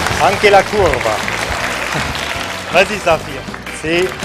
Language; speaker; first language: Italian; non-native, local second language; German